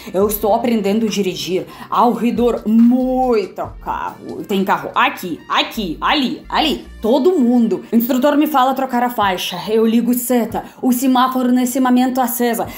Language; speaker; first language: Portuguese; non-native, fluent; Russian